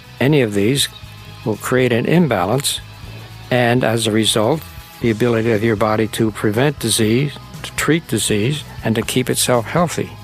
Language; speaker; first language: English; native; English